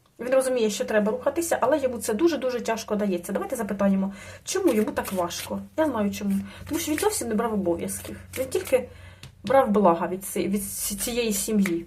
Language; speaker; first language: Ukrainian; non-native, local second language; Russian